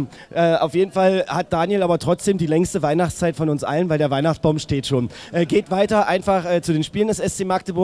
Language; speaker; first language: German; native; German